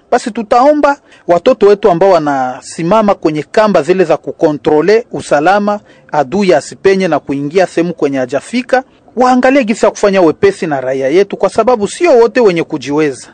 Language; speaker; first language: Swahili; native; Swahili